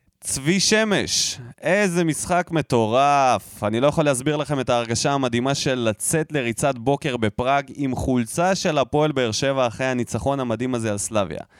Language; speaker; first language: Hebrew; native; Hebrew